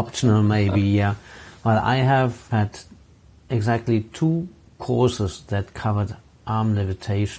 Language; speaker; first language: English; non-native, fluent; German